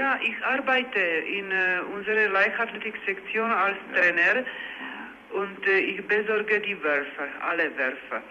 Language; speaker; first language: German; non-native, learner; Czech